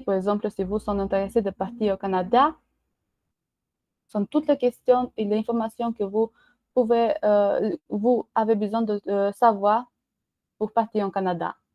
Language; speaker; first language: French; non-native, learner; Albanian